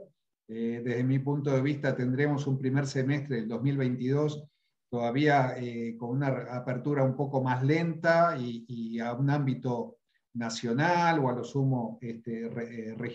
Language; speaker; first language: Spanish; native; Spanish